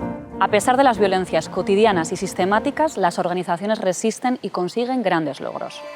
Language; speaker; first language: Spanish; native; Spanish